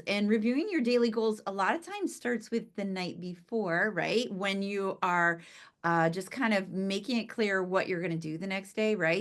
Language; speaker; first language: English; native; English